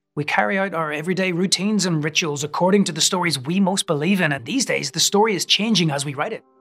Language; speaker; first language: English; native; English